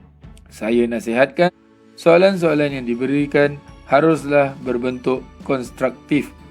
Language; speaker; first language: Malay; native; Malay